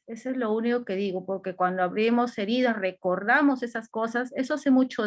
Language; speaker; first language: Spanish; native; Spanish